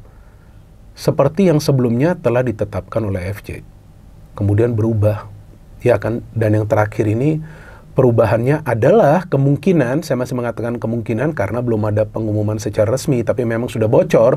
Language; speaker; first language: Indonesian; native; Indonesian